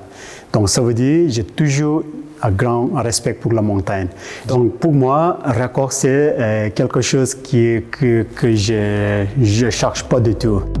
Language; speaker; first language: French; non-native, fluent; Sherpa